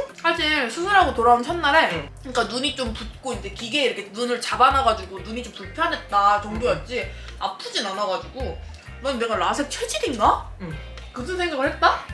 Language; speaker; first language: Korean; native; Korean